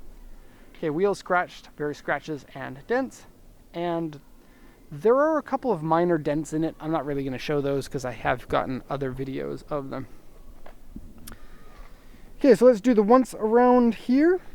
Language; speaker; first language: English; native; English